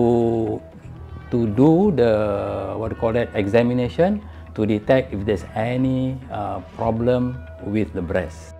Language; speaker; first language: English; non-native, local second language; Malay